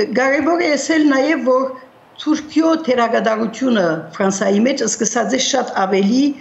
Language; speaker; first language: Armenian; early bilingual, heritage; Armenian